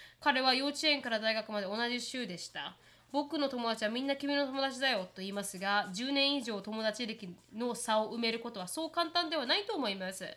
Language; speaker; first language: Japanese; native; Japanese